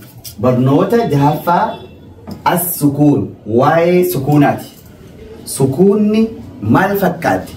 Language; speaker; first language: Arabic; non-native, fluent; Oromo